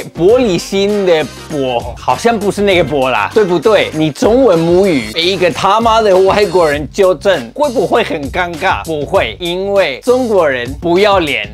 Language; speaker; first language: Chinese; non-native, fluent; English